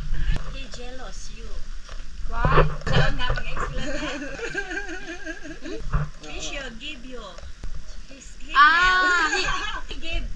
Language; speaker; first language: English; non-native, learner; Korean